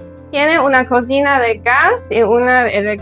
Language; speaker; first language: Spanish; non-native, learner; English